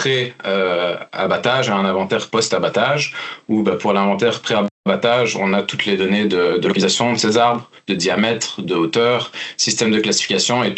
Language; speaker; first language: French; native; French